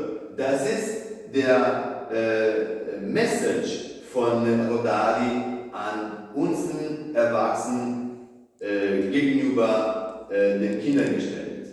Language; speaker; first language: German; non-native, fluent; Italian